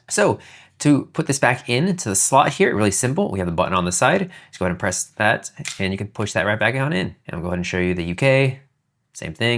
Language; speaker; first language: English; native; English